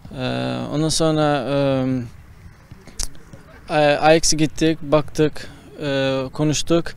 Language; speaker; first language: Turkish; early bilingual, heritage; Turkish